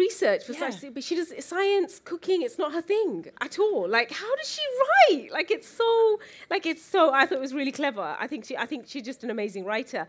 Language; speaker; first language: English; native; English